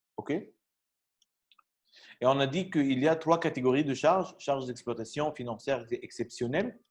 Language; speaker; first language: French; non-native, fluent; Arabic